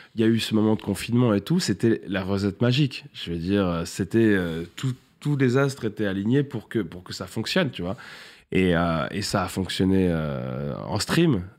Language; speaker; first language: French; native; French